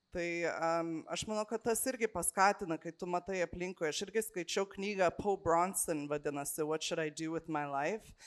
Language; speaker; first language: Lithuanian; early bilingual, heritage; Lithuanian